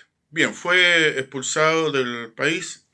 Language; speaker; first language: Spanish; native; Spanish